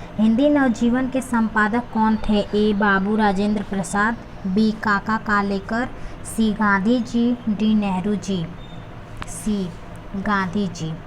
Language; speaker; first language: Hindi; native; Hindi